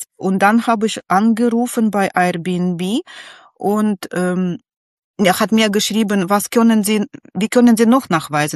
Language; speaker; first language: German; non-native, learner; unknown